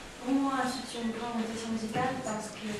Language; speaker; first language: French; non-native, learner; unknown